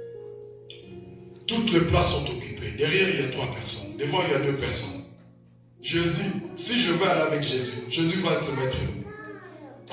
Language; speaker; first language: French; non-native, local second language; Lingala